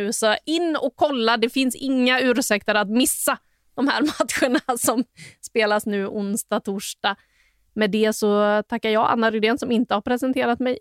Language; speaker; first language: Swedish; native; Swedish